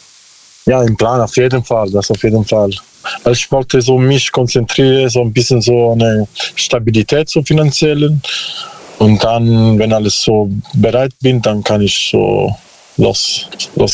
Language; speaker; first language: German; non-native, learner; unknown